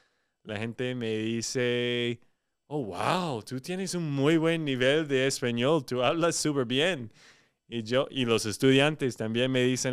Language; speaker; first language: Spanish; non-native, fluent; English